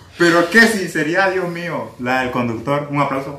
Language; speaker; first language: Spanish; native; Spanish